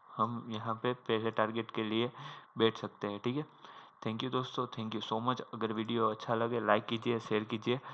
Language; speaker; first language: Hindi; non-native, local second language; Gujarati